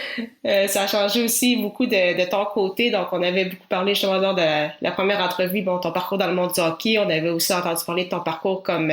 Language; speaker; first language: French; native; French